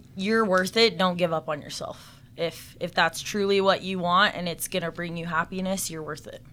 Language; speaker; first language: English; native; English